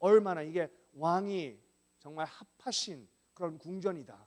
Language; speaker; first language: Korean; non-native, fluent; English